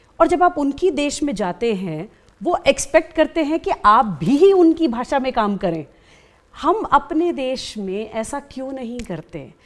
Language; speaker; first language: Hindi; native; Hindi